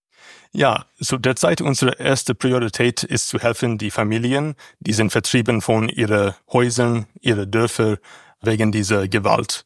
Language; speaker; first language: German; non-native, learner; English